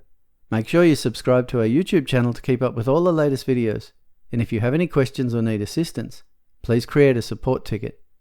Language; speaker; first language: English; native; English